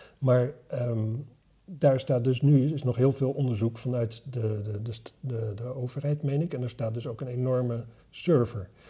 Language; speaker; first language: Dutch; native; Dutch